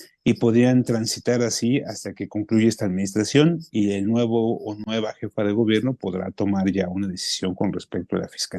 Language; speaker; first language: Spanish; native; Spanish